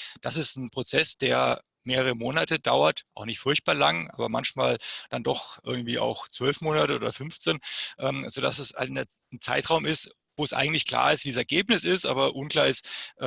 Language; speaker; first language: German; native; German